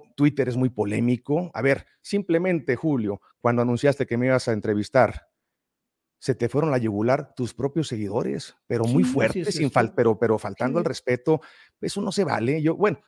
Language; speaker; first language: Spanish; native; Spanish